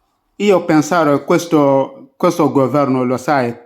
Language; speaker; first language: Italian; non-native, learner; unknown